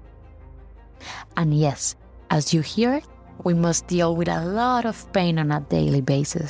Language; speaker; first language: English; non-native, fluent; Spanish